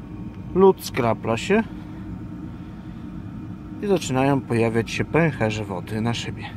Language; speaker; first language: Polish; native; Polish